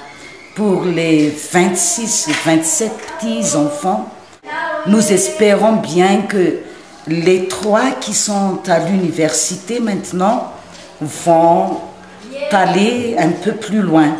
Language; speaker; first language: French; non-native, local second language; Malagasy